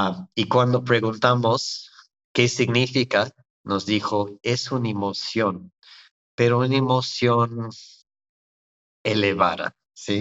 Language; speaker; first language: Spanish; non-native, fluent; English